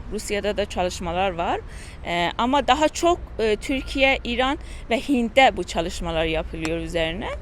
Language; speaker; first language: Turkish; non-native, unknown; Persian